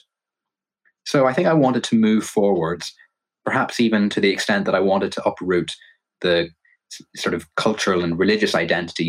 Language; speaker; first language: English; native; English